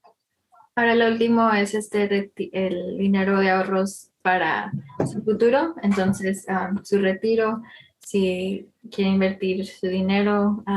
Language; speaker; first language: Spanish; early bilingual, heritage; Spanish